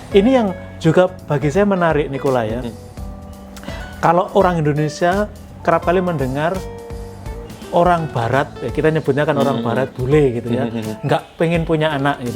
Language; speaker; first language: Indonesian; non-native, fluent; French